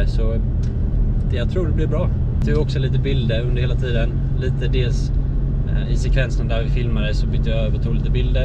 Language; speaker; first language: Swedish; native; Swedish